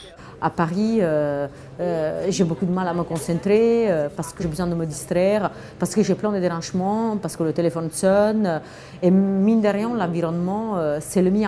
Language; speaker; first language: French; non-native, fluent; Italian